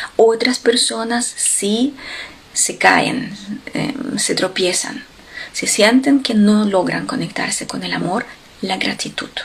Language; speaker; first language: Spanish; non-native, fluent; Ukrainian